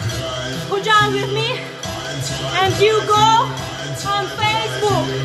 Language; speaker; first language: English; non-native, learner; Russian